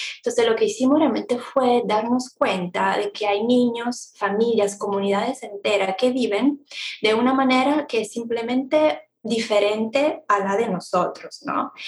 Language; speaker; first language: Spanish; non-native, fluent; Italian